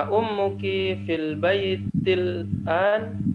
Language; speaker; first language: Arabic; non-native, learner; Indonesian